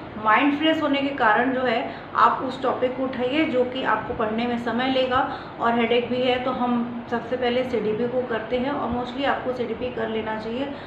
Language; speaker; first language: Hindi; native; Hindi